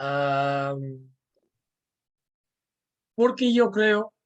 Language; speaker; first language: Spanish; non-native, fluent; Portuguese